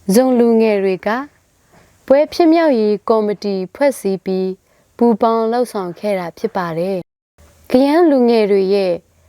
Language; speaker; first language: Burmese; non-native, local second language; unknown